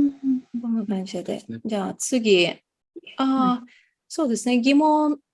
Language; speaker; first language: Japanese; non-native, fluent; Tatar